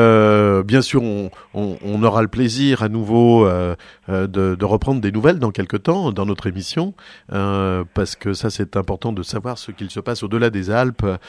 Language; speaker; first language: French; native; French